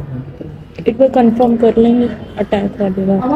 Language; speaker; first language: Hindi; native; Hindi